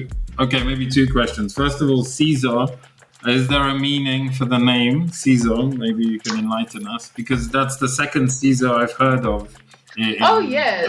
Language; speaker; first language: English; native; English